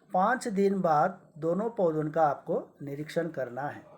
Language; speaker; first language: Hindi; non-native, local second language; Marathi